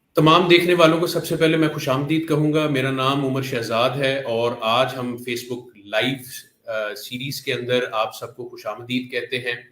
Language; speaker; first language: Urdu; native; Urdu